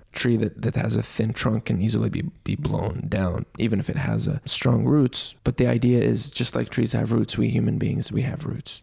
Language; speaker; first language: English; early bilingual, other home language; Arabic